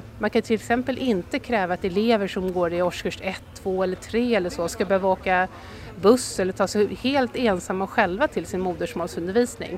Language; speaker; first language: Swedish; native; Swedish